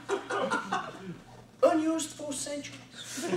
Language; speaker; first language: English; non-native, fluent; Bulgarian